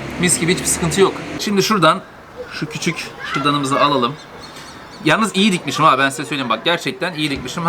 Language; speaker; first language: Turkish; native; Turkish